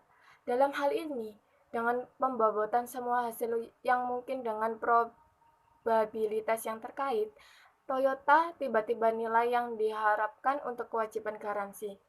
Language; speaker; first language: Indonesian; native; Indonesian